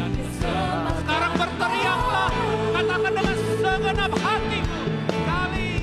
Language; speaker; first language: Indonesian; native; Indonesian